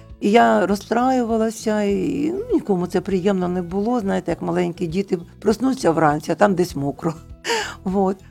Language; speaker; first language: Ukrainian; non-native, local second language; Russian